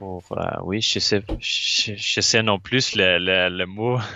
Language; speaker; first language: French; non-native, learner; Swedish